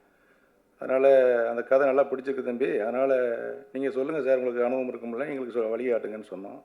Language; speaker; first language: Tamil; native; Tamil